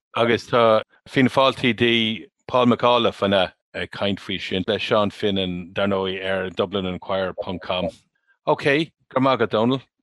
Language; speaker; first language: Irish; non-native, local second language; English